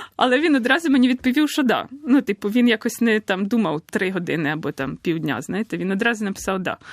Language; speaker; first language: Ukrainian; native; Ukrainian